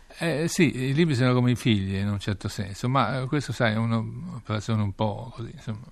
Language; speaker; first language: Italian; native; Italian